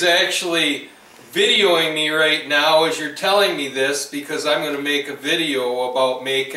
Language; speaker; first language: English; native; English